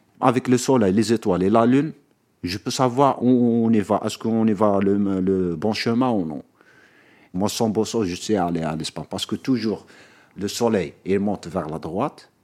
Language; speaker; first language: French; non-native, local second language; Arabic